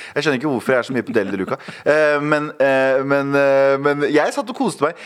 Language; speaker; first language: Norwegian; early bilingual, other home language; Kurdish